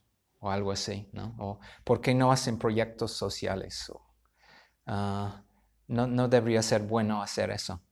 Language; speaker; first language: Spanish; non-native, fluent; English